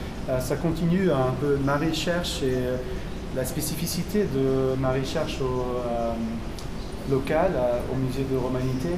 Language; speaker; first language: French; non-native, fluent; German